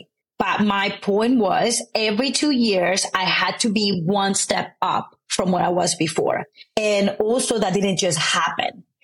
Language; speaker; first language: English; non-native, fluent; Spanish